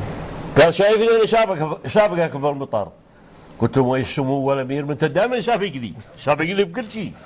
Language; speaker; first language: Arabic; native; Arabic